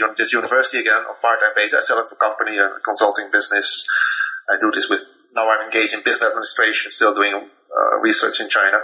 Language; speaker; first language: English; non-native, fluent; Dutch